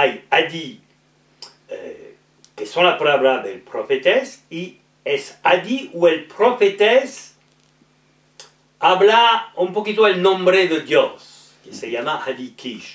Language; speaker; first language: Spanish; non-native, learner; French